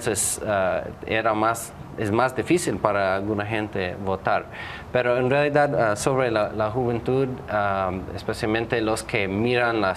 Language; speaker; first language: Spanish; non-native, fluent; English